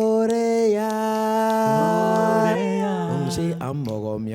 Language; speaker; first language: Korean; non-native, learner; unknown